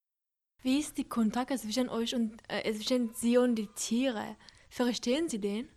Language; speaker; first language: German; non-native, learner; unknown